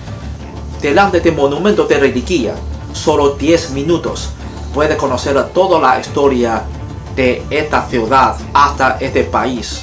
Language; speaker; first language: Spanish; non-native, fluent; Chinese